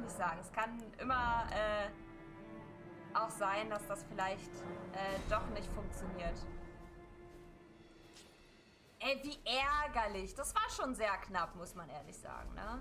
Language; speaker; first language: German; native; German